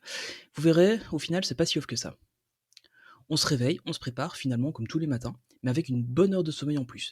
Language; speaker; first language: French; native; French